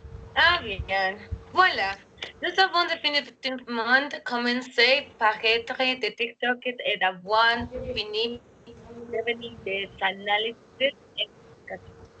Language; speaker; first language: French; non-native, learner; Spanish